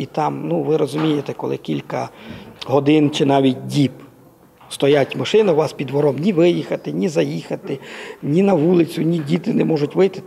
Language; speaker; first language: Ukrainian; native; Ukrainian